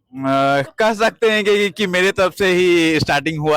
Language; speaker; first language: Hindi; native; Hindi